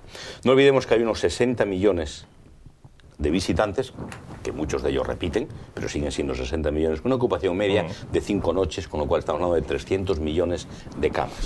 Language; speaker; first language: Spanish; native; Spanish